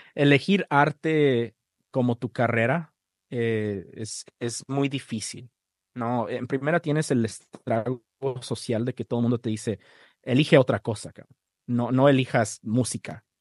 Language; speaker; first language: Spanish; early bilingual, other home language; English